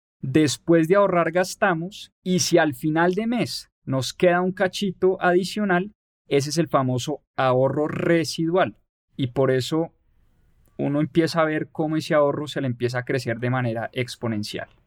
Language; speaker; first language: Spanish; native; Spanish